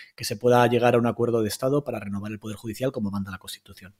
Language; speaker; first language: Spanish; native; Spanish